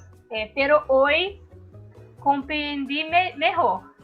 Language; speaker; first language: Spanish; non-native, learner; Portuguese